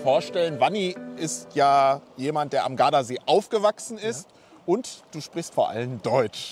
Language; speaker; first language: German; native; German